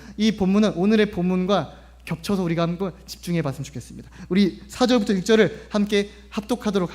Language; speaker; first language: Korean; native; Korean